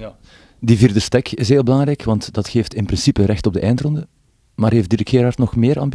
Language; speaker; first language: Dutch; native; Dutch